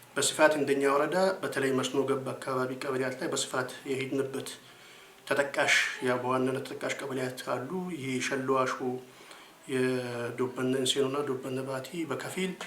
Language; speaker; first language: Amharic; non-native, local second language; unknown